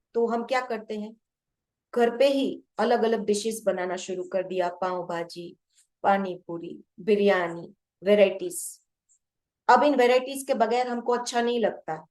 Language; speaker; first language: Hindi; non-native, local second language; Gujarati